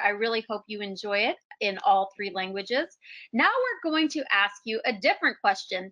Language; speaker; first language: English; native; English